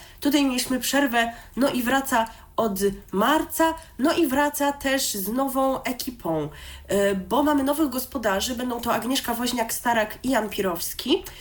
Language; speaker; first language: Polish; native; Polish